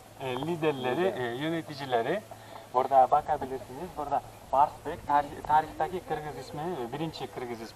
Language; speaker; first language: Turkish; non-native, local second language; Kyrgyz